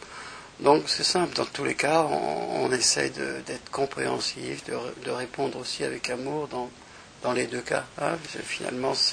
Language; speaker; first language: French; native; French